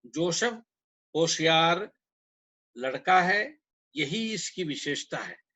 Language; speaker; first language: Hindi; non-native, local second language; Kannada